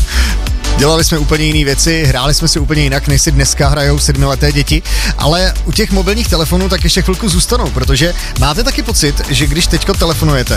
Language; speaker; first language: Czech; native; Czech